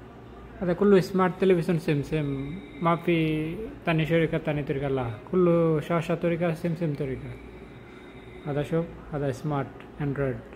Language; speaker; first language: Arabic; non-native, learner; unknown